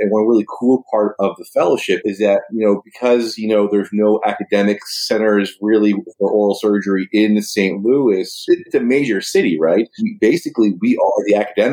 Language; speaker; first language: English; native; English